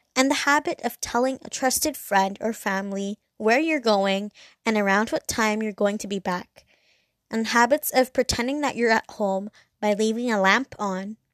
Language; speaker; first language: English; non-native, local second language; Cantonese